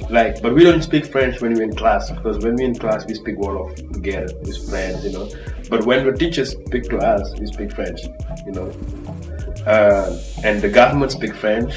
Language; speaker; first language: English; non-native, fluent; Wolof